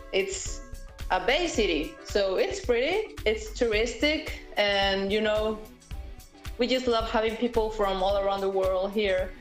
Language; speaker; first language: English; non-native, fluent; Spanish